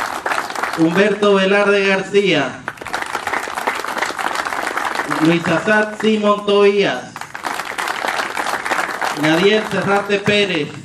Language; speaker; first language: Spanish; native; Spanish